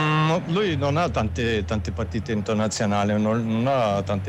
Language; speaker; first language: Italian; non-native, fluent; German